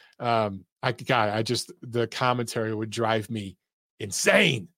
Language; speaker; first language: English; native; English